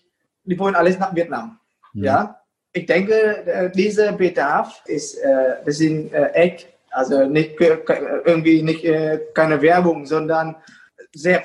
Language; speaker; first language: German; non-native, fluent; Vietnamese